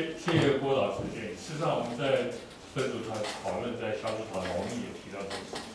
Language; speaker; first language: Chinese; native; Chinese